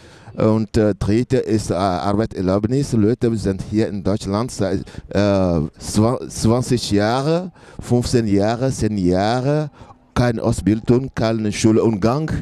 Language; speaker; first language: German; non-native, learner; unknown